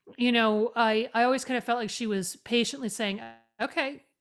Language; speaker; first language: English; native; English